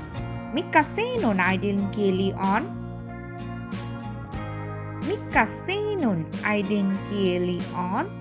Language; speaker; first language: Finnish; non-native, learner; Bangla